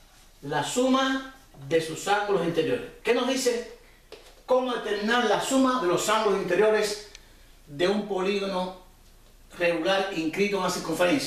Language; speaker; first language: Spanish; native; Spanish